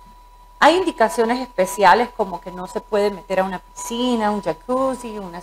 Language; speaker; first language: Spanish; native; Spanish